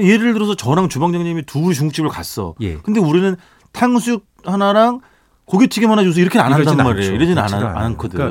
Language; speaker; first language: Korean; native; Korean